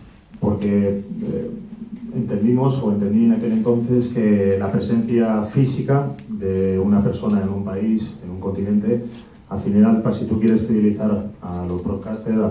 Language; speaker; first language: Spanish; native; Spanish